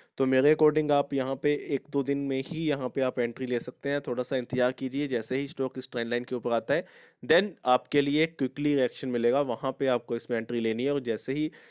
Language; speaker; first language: Hindi; native; Hindi